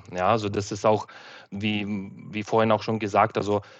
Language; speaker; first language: German; non-native, fluent; Ukrainian